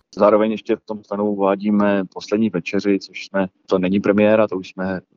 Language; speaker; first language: Czech; early bilingual, heritage; Czech